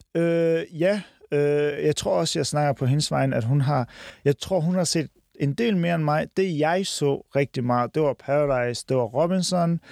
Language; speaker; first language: Danish; early bilingual, other home language; Turkish